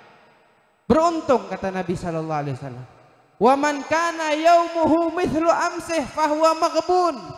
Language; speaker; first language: Indonesian; native; Indonesian